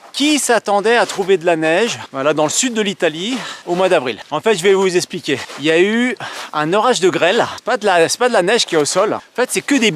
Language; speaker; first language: French; native; French